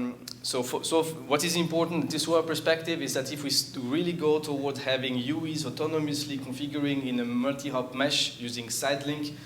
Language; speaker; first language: English; non-native, fluent; French